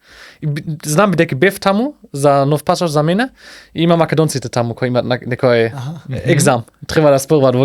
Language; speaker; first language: Macedonian; non-native, learner; German